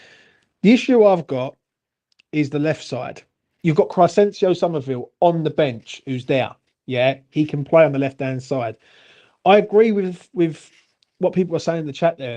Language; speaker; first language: English; native; English